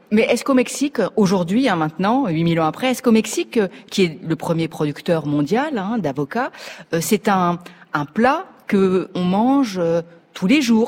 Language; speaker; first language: French; native; French